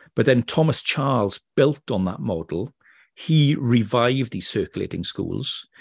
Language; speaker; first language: English; native; English